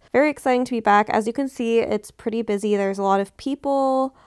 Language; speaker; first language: English; native; English